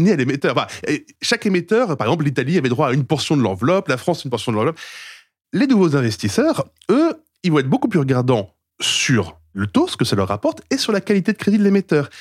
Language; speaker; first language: French; native; French